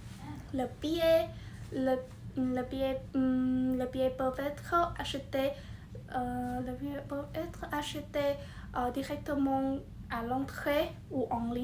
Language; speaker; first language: French; non-native, fluent; Vietnamese